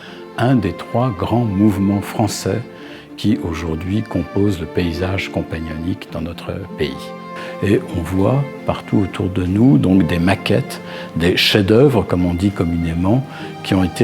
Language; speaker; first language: French; native; French